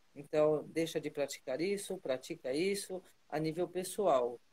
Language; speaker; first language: Portuguese; non-native, fluent; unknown